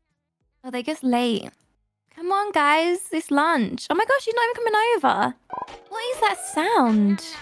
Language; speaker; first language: English; native; English